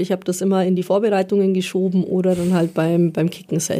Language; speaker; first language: German; native; German